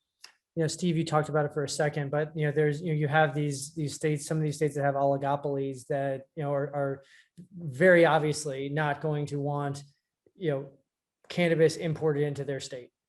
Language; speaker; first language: English; native; English